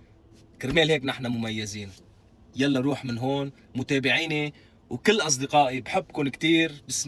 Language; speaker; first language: Arabic; native; Arabic